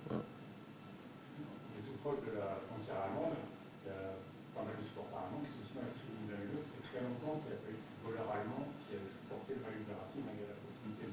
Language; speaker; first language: French; native; French